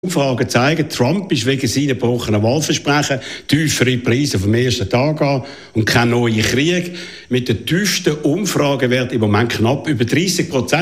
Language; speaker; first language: German; native; German